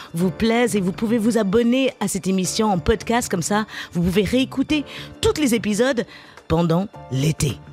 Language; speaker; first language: French; native; French